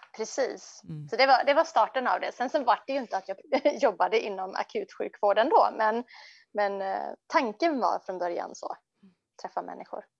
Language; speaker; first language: Swedish; early bilingual, other home language; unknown